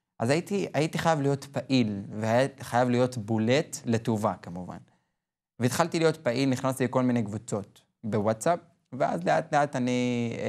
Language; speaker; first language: Hebrew; non-native, local second language; Arabic